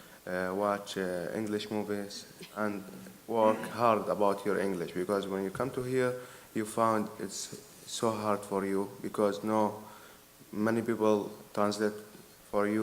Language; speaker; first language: English; non-native, learner; Arabic